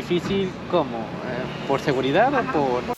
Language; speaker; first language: Spanish; non-native, fluent; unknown